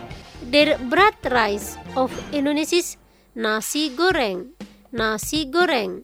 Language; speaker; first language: German; non-native, fluent; Indonesian